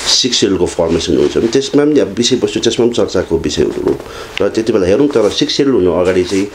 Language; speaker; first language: Nepali; native; Nepali